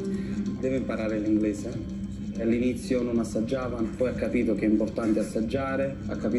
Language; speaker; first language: Italian; non-native, learner; Filipino